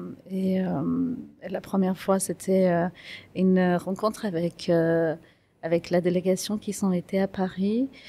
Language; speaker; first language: French; non-native, fluent; Kurdish